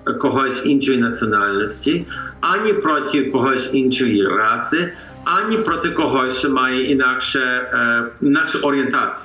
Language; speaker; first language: Ukrainian; early bilingual, heritage; English